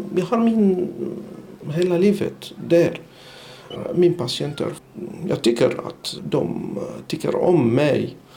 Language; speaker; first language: Swedish; non-native, learner; Arabic